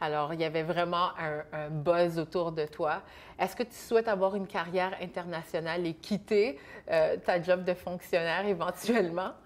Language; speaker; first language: French; native; French